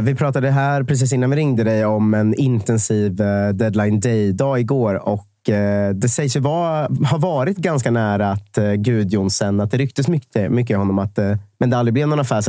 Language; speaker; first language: Swedish; native; Swedish